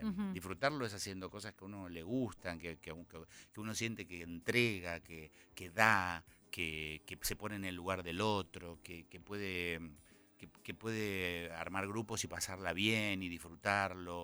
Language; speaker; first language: Spanish; native; Spanish